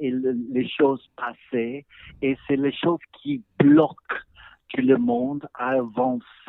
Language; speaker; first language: French; non-native, learner; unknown